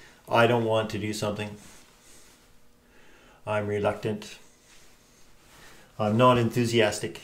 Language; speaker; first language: English; native; English